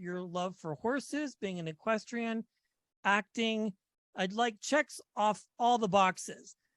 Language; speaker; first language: English; native; English